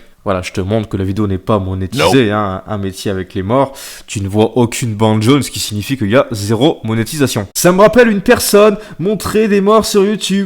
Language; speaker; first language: French; native; French